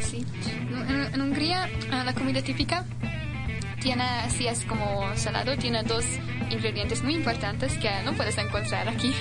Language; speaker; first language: Spanish; non-native, fluent; Hungarian